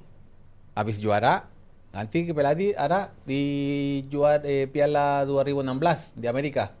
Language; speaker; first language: Indonesian; non-native, fluent; Spanish